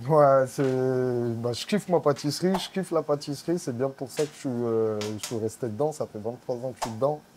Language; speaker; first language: French; native; French